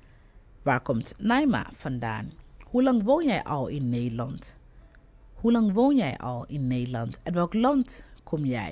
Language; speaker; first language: Dutch; non-native, fluent; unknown